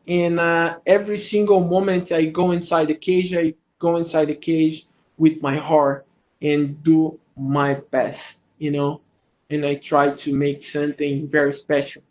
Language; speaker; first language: English; non-native, learner; Portuguese